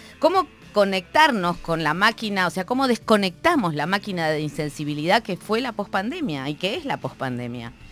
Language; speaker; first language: Spanish; native; Spanish